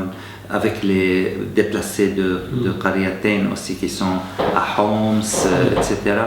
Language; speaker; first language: French; non-native, fluent; Arabic